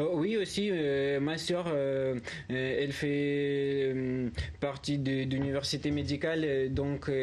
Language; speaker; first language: French; non-native, learner; Ukrainian